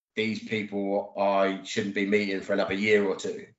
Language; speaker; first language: English; native; English